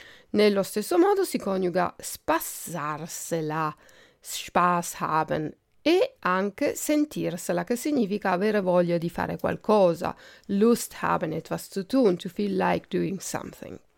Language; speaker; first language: Italian; native; Italian